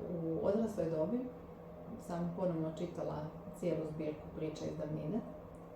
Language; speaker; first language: Croatian; native; Croatian